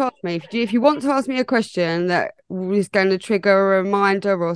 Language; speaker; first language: English; native; English